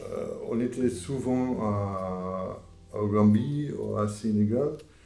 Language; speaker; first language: French; non-native, fluent; Dutch